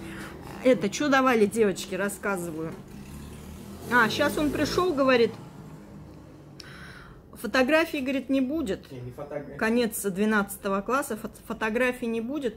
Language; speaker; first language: Russian; native; Russian